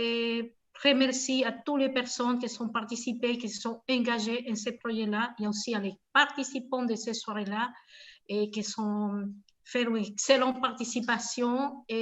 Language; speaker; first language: French; non-native, fluent; Spanish